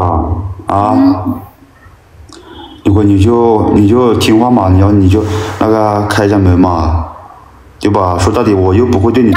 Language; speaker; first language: Chinese; non-native, local second language; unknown